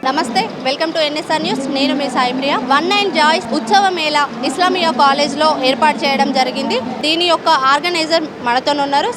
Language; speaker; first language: Telugu; native; Telugu